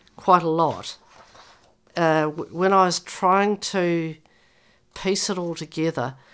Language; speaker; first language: English; native; English